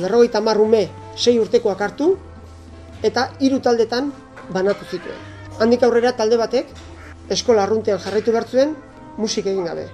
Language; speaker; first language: Basque; native; Basque